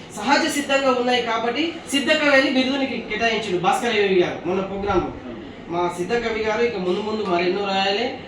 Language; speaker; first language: Telugu; native; Telugu